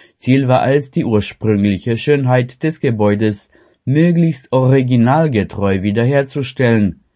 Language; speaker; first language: German; non-native, fluent; Romanian